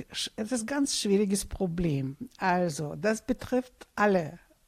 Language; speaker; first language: German; non-native, fluent; Russian